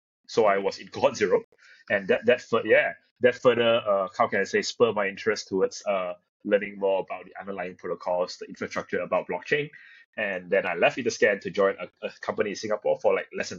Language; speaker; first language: English; non-native, local second language; Chinese